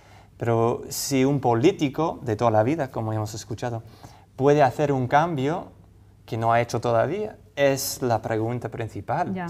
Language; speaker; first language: Spanish; non-native, fluent; English